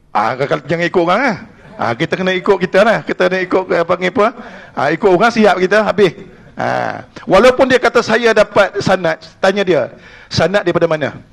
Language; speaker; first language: Malay; native; Malay